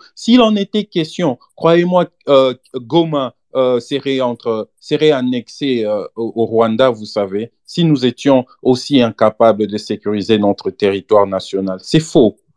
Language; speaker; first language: French; non-native, local second language; Lingala